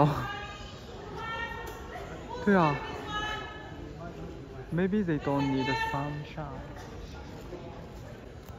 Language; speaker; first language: English; non-native, learner; Chinese